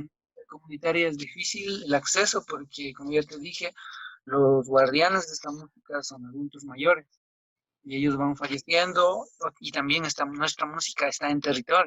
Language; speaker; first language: Spanish; non-native, local second language; Quechua